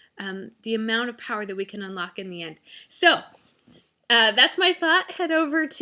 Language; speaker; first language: English; native; English